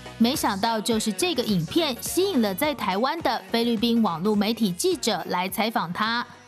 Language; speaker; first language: Chinese; native; Chinese